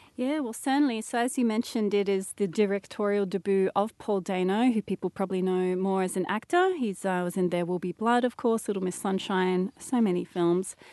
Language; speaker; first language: English; native; English